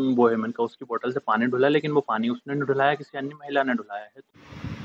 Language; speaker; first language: Hindi; native; Hindi